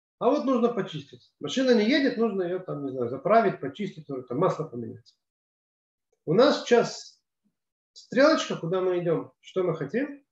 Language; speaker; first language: Russian; native; Russian